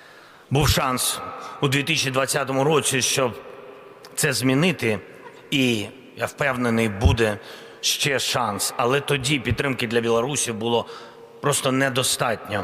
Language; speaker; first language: Ukrainian; non-native, local second language; Russian